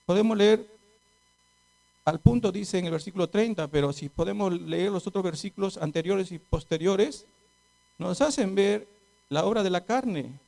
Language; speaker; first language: Spanish; native; Spanish